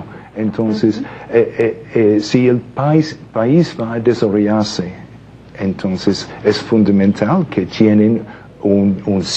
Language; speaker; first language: Spanish; non-native, fluent; English